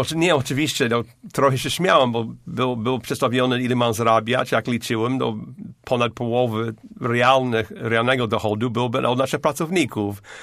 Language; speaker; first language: Polish; non-native, fluent; English